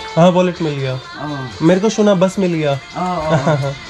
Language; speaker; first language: Hindi; native; Hindi